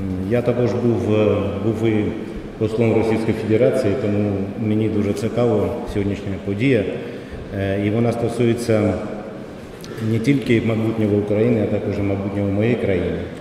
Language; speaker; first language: Ukrainian; non-native, learner; Georgian